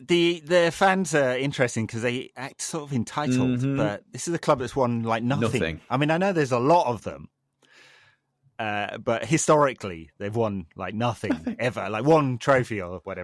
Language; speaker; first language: English; native; English